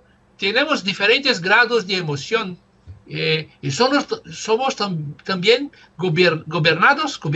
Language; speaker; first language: Spanish; non-native, fluent; Portuguese